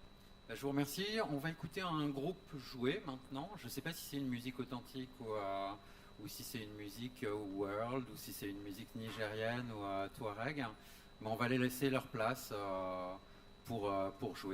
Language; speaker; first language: French; native; French